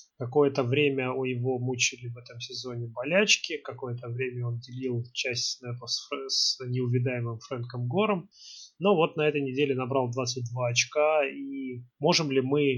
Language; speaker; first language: Russian; native; Russian